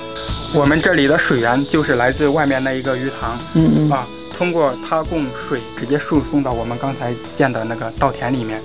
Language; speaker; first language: Chinese; native; Chinese